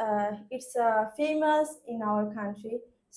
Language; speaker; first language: English; non-native, learner; Bangla